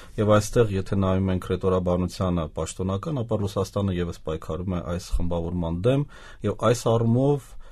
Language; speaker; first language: Armenian; native; Armenian